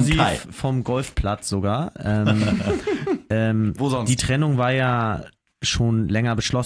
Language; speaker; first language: German; native; German